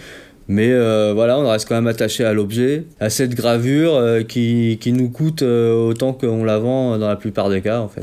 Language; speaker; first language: French; native; French